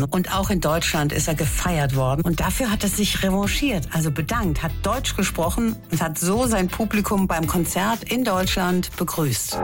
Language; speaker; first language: German; native; German